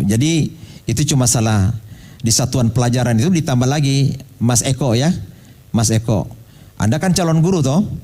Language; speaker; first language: Indonesian; non-native, local second language; Buginese